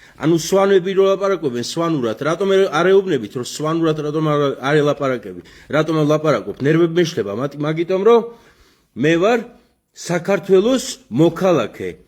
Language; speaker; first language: Georgian; non-native, local second language; Azerbaijani